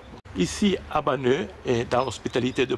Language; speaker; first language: French; native; French